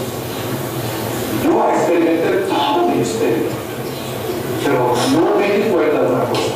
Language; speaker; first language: Spanish; non-native, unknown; Korean